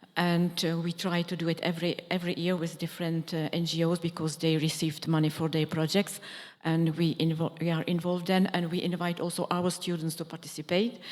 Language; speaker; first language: English; non-native, fluent; Czech